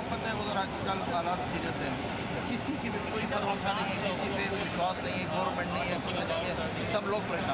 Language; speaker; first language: Hindi; non-native, fluent; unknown